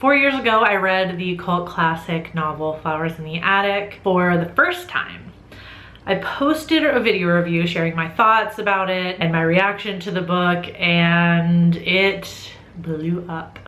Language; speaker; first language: English; native; English